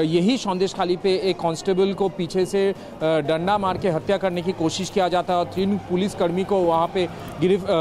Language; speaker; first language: Hindi; non-native, local second language; Bangla